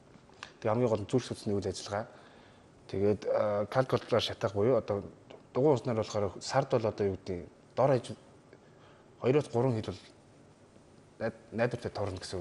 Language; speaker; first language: Mongolian; native; Mongolian